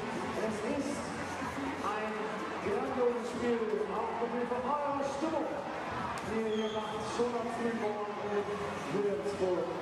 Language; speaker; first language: German; native; German